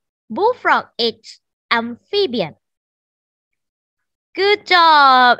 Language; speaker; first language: English; non-native, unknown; Thai